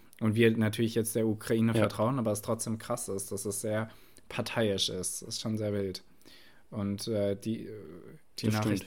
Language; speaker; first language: German; native; German